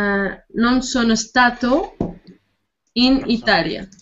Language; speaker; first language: Italian; non-native, learner; Spanish